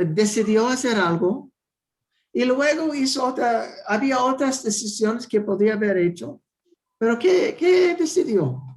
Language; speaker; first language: Spanish; non-native, fluent; English